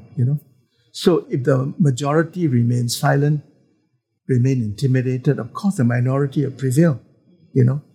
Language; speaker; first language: English; non-native, local second language; Chinese